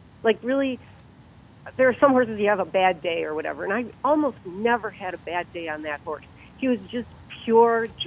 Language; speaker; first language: English; native; English